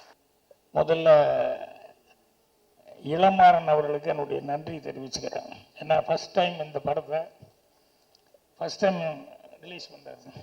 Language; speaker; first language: Tamil; native; Tamil